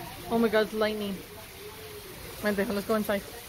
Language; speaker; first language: English; early bilingual, other home language; Spanish